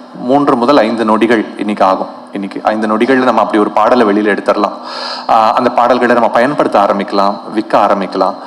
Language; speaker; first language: Tamil; native; Tamil